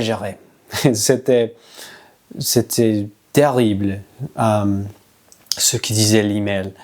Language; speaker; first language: French; non-native, learner; English